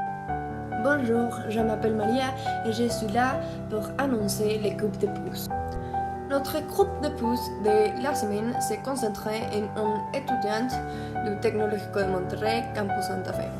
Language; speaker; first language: French; non-native, learner; Spanish